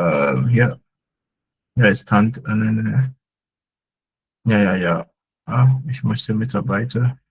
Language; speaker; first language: German; non-native, fluent; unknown